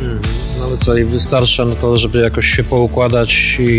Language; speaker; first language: Polish; native; Polish